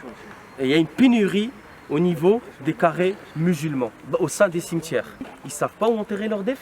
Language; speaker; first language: French; native; French